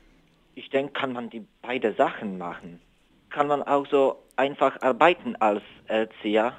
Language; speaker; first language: German; non-native, learner; Polish